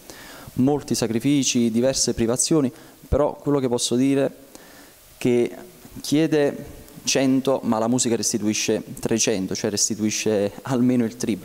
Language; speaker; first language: Italian; native; Italian